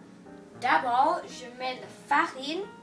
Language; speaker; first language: French; non-native, learner; English